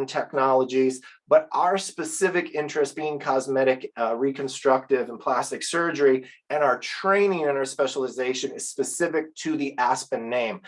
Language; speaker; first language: English; native; English